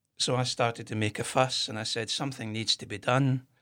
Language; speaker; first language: English; native; English